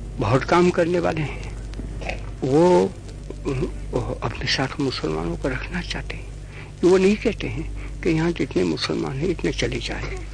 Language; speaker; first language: Hindi; non-native, local second language; Gujarati